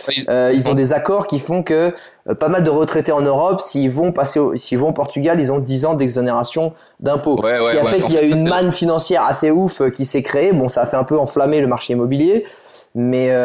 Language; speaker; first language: French; native; French